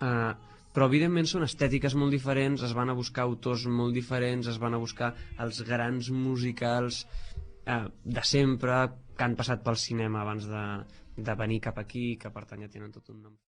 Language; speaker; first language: Catalan; native; Catalan